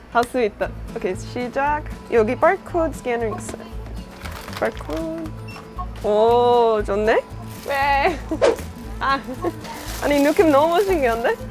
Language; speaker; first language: Korean; non-native, learner; English